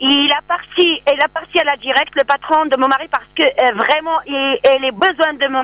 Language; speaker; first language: French; non-native, learner; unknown